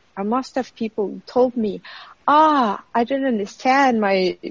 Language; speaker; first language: English; non-native, fluent; French